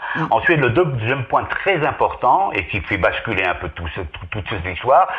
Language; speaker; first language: French; native; French